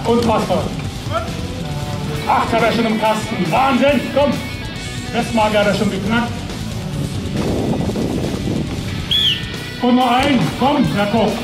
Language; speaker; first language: German; native; German